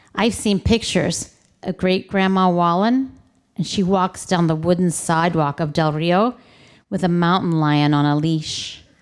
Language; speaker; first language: English; early bilingual, other home language; Spanish